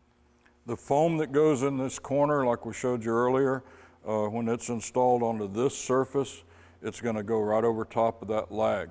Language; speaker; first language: English; native; English